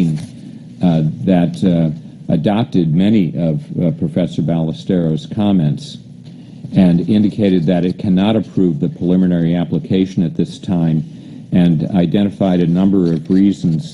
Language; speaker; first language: English; native; English